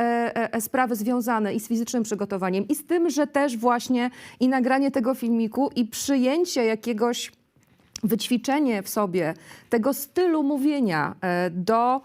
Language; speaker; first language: Polish; native; Polish